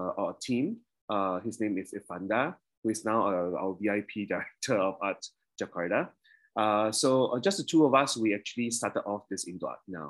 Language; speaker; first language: English; early bilingual, other home language; Indonesian